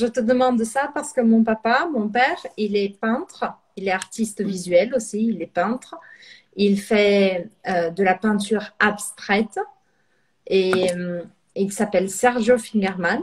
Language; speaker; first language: French; non-native, fluent; Portuguese